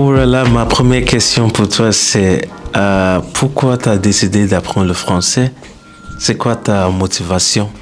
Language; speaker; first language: French; non-native, fluent; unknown